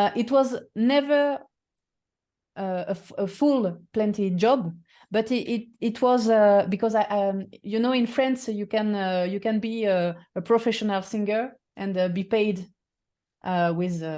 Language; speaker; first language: English; non-native, fluent; French